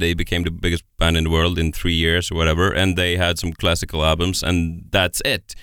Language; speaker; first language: English; non-native, fluent; Swedish